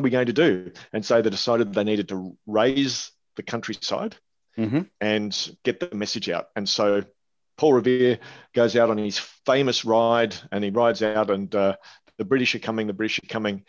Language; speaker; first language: English; native; English